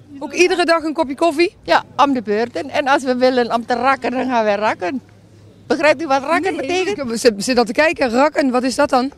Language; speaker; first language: Dutch; native; Dutch